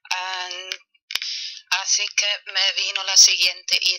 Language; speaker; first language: Spanish; non-native, learner; German